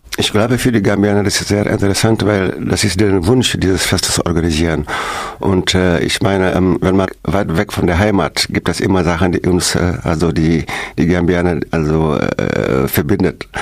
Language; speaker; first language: German; non-native, learner; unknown